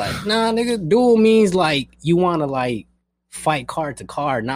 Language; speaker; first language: English; early bilingual, other home language; Spanish